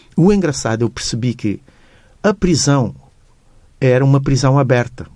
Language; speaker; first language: Portuguese; non-native, local second language; Kabuverdianu